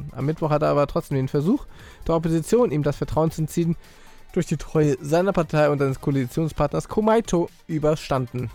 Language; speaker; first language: German; native; German